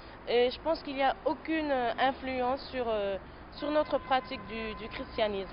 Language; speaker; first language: French; non-native, fluent; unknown